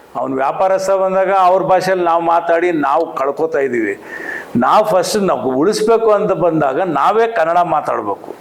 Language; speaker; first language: Kannada; native; Kannada